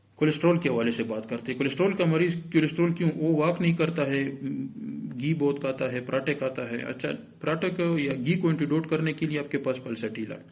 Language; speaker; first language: Urdu; non-native, local second language; Pashto